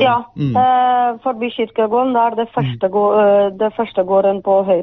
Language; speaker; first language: Norwegian; non-native, fluent; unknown